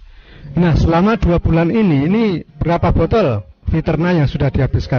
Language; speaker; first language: Indonesian; native; Indonesian